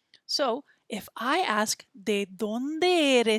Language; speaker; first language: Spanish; non-native, fluent; English